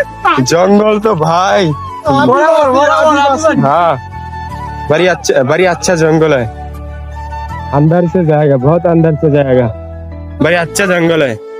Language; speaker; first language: Hindi; non-native, learner; Bangla